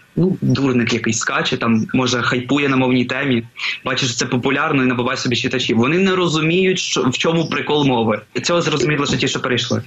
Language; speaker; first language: Ukrainian; non-native, local second language; Russian